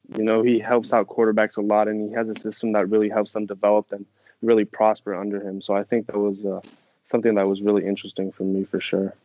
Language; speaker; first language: English; non-native, fluent; French